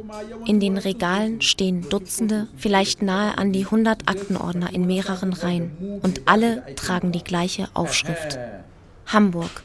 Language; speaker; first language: German; native; German